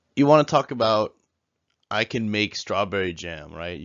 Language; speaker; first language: English; native; English